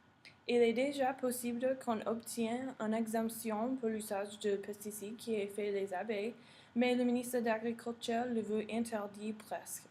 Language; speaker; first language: French; non-native, learner; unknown